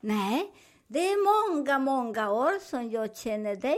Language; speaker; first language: Swedish; non-native, learner; Spanish